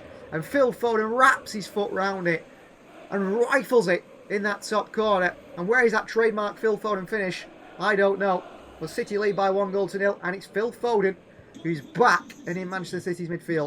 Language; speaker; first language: English; native; English